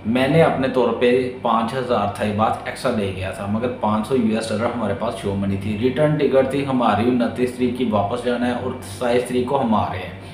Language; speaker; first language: Urdu; non-native, local second language; Punjabi